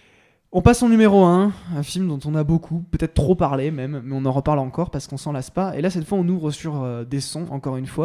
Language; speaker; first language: French; native; French